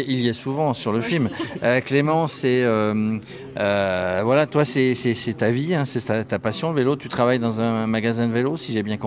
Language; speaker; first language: French; native; French